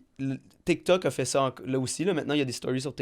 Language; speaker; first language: French; native; French